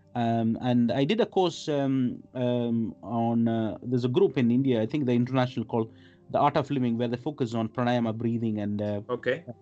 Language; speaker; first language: English; non-native, local second language; Malayalam